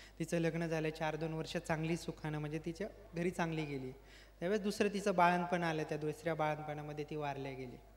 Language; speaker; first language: Marathi; native; Marathi